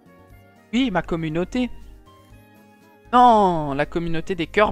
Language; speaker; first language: French; native; French